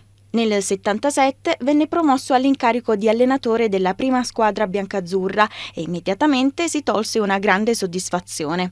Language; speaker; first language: Italian; native; Italian